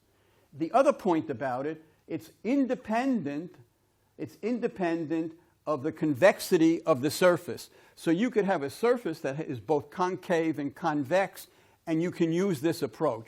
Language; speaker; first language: English; native; English